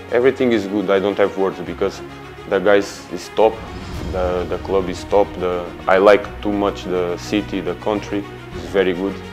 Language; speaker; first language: English; non-native, learner; Portuguese